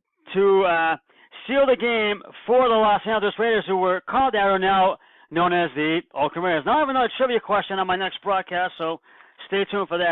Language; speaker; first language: English; native; English